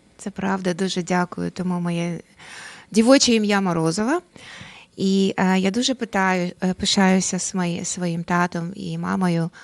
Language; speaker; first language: Ukrainian; non-native, local second language; Russian